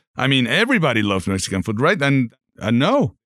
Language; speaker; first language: English; non-native, fluent; Spanish